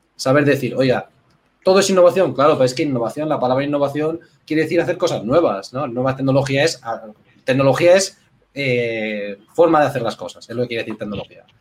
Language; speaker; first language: Spanish; native; Spanish